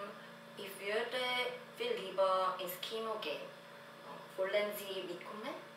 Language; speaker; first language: German; non-native, learner; Korean